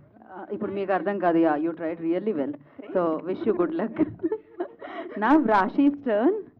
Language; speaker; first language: Telugu; native; Telugu